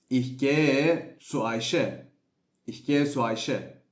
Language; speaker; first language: German; non-native, fluent; Turkish